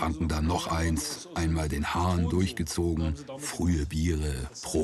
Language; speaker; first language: German; native; German